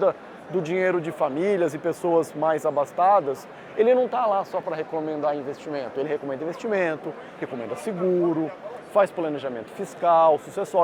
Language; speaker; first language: Portuguese; native; Portuguese